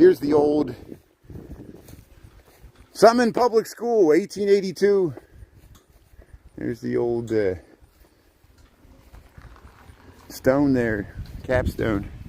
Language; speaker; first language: English; native; English